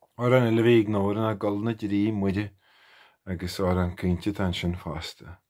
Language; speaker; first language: Irish; native; Irish